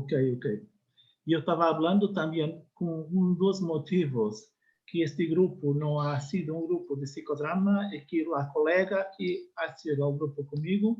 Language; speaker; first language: Spanish; non-native, learner; Portuguese